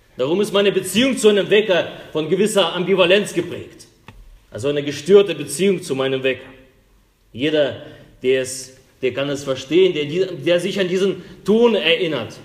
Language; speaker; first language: German; non-native, fluent; Russian